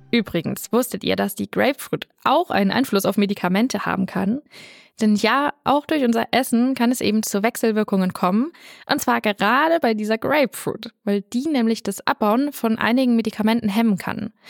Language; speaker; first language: German; native; German